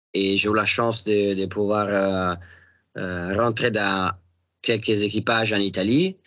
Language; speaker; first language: French; non-native, fluent; Italian